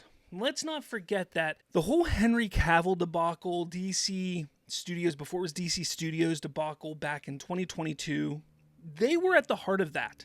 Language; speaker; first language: English; native; English